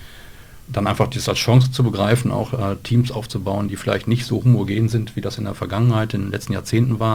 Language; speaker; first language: German; native; German